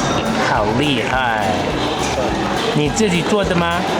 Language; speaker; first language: Chinese; non-native, fluent; English